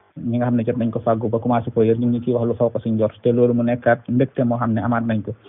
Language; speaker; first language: Wolof; non-native, local second language; Fula